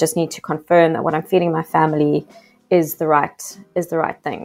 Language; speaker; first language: English; native; English